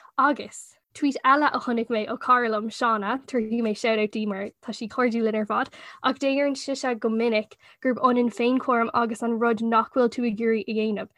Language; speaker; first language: Irish; non-native, local second language; English